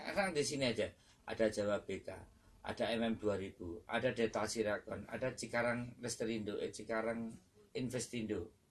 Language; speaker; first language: Indonesian; native; Indonesian